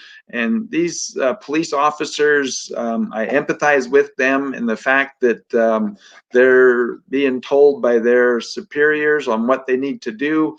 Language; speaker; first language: English; native; English